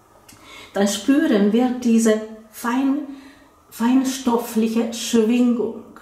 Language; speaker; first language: German; non-native, fluent; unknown